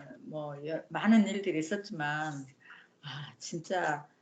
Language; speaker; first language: Korean; native; Korean